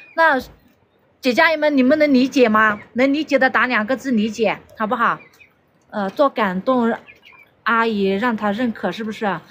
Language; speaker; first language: Chinese; non-native, local second language; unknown